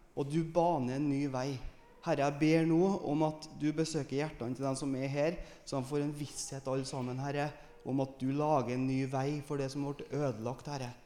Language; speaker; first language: Norwegian; native; Norwegian